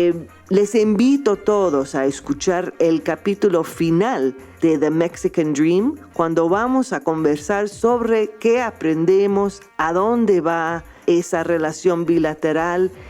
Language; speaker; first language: Spanish; non-native, fluent; English